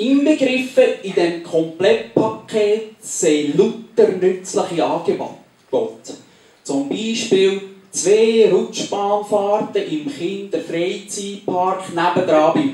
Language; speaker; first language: German; native; German